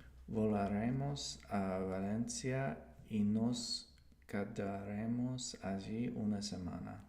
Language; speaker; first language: Spanish; non-native, learner; English